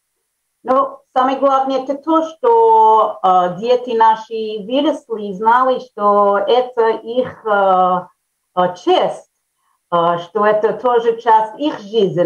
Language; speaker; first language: Russian; early bilingual, heritage; Russian